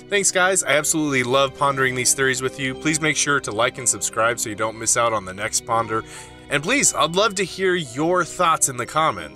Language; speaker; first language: English; native; English